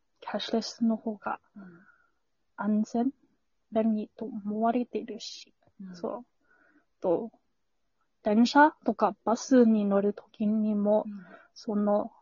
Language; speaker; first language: Japanese; non-native, learner; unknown